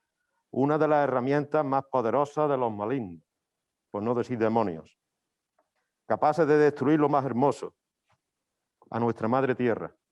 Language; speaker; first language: Spanish; native; Spanish